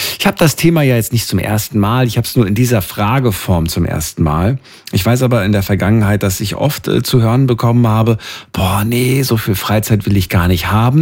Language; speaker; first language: German; native; German